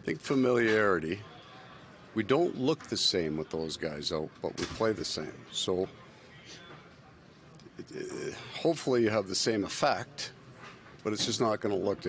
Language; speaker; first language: English; native; English